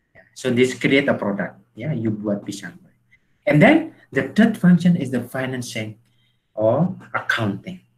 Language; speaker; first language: English; non-native, learner; Indonesian